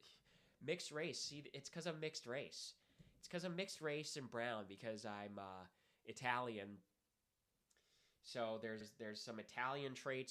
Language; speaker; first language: English; native; English